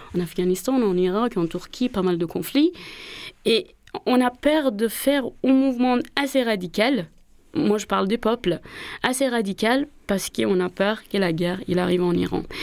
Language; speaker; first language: French; non-native, fluent; Persian